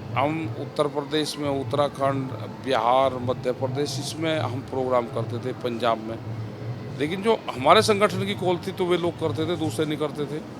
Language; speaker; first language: Hindi; native; Hindi